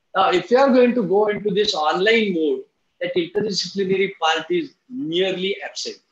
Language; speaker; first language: English; non-native, local second language; Marathi